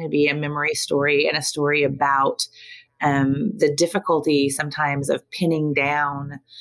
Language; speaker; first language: English; native; English